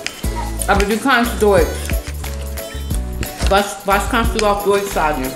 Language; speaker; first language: German; non-native, fluent; English